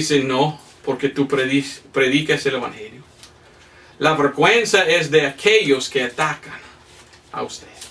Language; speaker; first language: Spanish; non-native, fluent; English